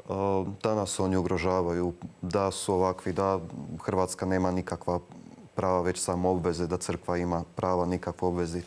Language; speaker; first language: Croatian; native; Croatian